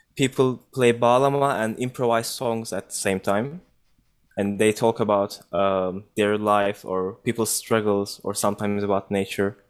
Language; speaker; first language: English; non-native, fluent; Turkish